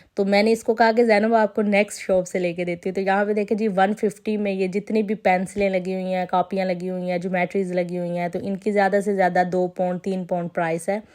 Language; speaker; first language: Urdu; non-native, local second language; Punjabi